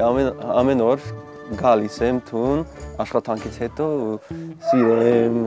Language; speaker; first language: Armenian; non-native, learner; English